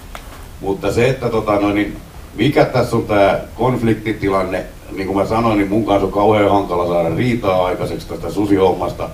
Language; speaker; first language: Finnish; native; Finnish